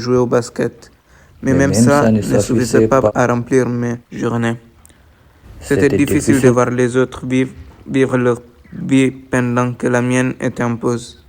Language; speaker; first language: French; non-native, learner; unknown